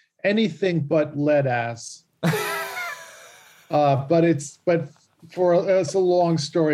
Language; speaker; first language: English; native; English